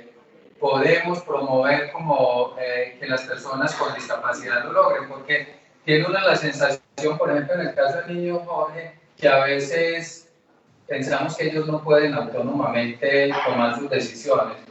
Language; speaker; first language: Spanish; native; Spanish